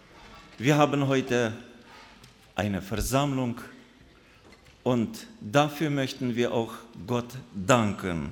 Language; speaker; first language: German; non-native, fluent; Russian